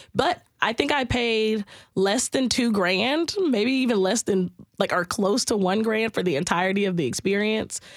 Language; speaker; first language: English; native; English